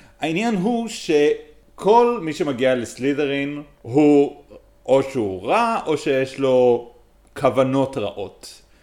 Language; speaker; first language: Hebrew; native; Hebrew